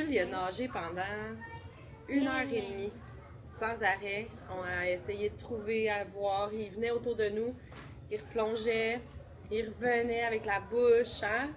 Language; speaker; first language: French; native; French